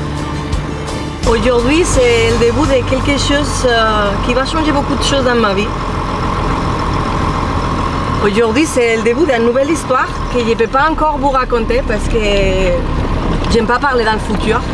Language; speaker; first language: French; non-native, fluent; Spanish